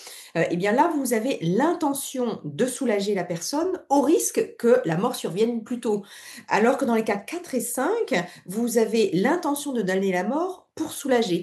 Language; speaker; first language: French; native; French